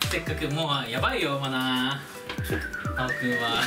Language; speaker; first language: Japanese; native; Japanese